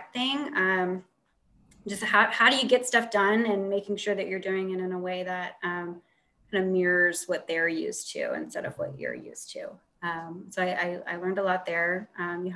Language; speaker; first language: English; native; English